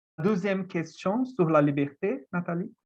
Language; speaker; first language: French; non-native, fluent; Portuguese